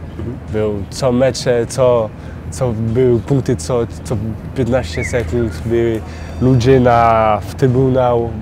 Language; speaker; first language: Polish; early bilingual, heritage; French